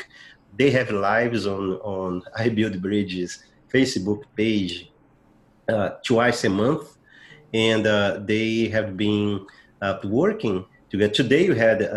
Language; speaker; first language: English; non-native, fluent; Portuguese